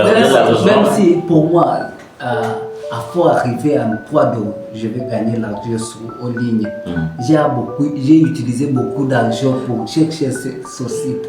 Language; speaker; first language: French; non-native, learner; Kalenjin